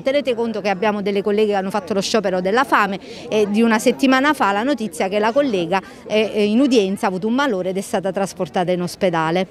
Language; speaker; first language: Italian; native; Italian